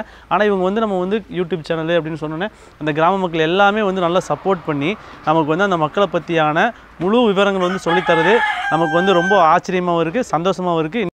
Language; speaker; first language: Tamil; native; Tamil